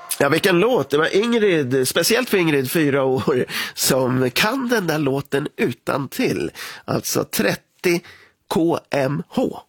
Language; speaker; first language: Swedish; native; Swedish